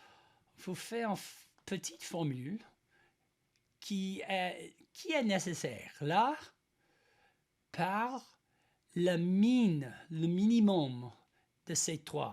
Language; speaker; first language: French; non-native, learner; English